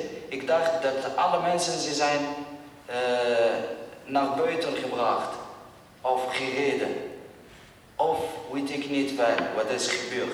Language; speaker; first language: Dutch; non-native, learner; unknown